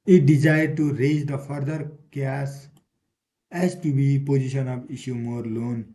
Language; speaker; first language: English; non-native, local second language; Nepali